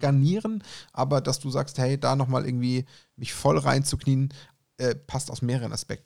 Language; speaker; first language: German; native; German